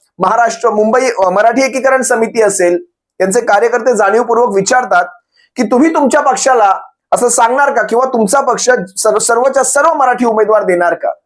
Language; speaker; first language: Marathi; native; Marathi